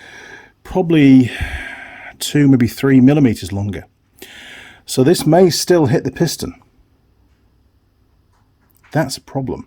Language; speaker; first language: English; native; English